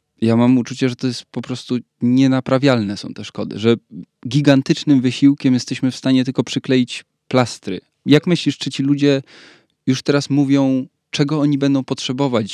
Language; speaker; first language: Polish; native; Polish